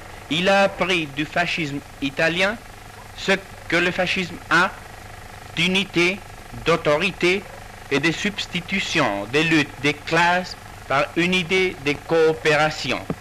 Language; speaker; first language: French; non-native, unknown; Spanish